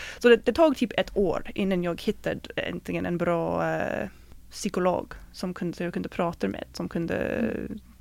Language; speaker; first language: Swedish; non-native, fluent; English